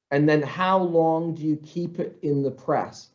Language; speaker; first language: English; native; English